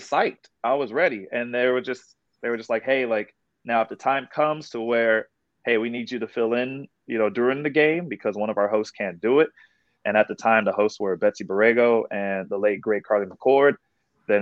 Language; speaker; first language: English; native; English